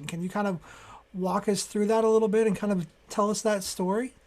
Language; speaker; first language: English; native; English